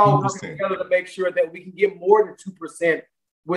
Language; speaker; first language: English; native; English